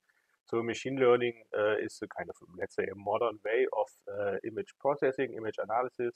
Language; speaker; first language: English; non-native, fluent; German